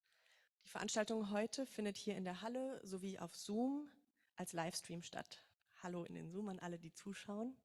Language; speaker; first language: German; native; German